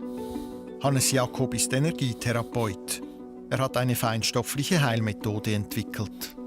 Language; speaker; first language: German; native; German